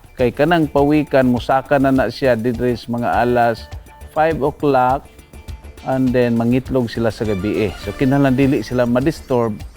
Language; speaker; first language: Cebuano; native; Cebuano